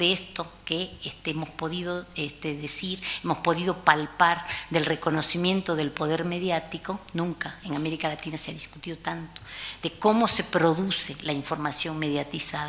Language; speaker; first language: Spanish; native; Spanish